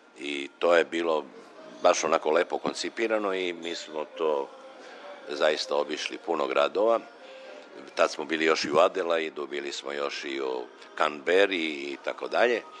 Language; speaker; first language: Serbian; non-native, local second language; Macedonian